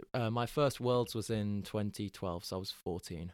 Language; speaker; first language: English; native; English